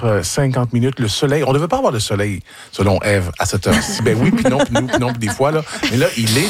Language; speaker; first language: French; native; French